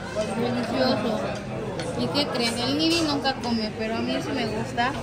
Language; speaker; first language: Spanish; native; Spanish